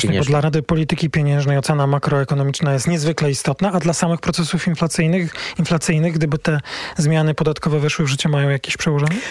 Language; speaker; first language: Polish; native; Polish